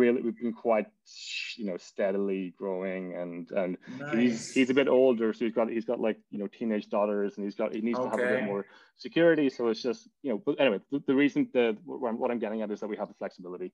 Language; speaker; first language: English; native; English